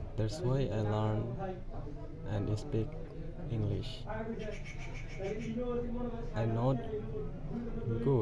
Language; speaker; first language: English; non-native, learner; Bangla